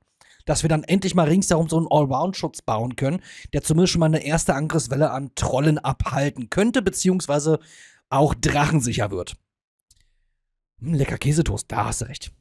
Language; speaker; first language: German; native; German